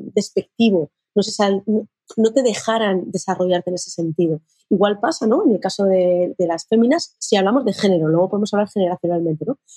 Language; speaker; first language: Spanish; native; Spanish